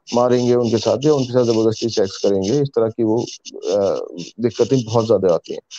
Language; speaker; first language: Hindi; native; Hindi